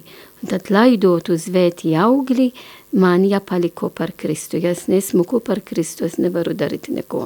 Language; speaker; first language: Latvian; non-native, learner; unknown